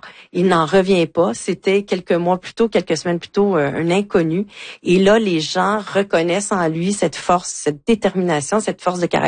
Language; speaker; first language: French; native; French